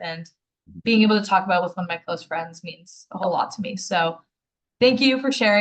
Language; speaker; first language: English; native; English